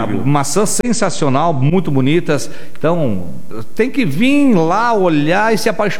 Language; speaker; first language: Portuguese; native; Portuguese